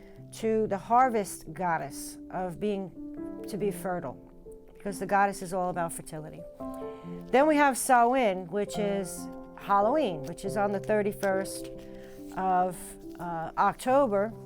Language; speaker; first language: English; native; English